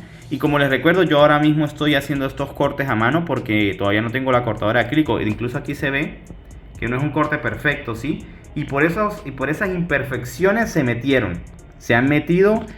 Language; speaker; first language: Spanish; native; Spanish